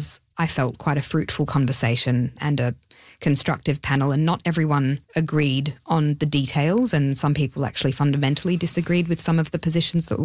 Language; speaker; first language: English; non-native, local second language; Hebrew